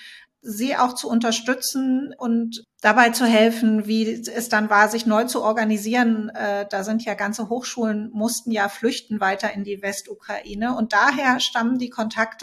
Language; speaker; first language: German; native; German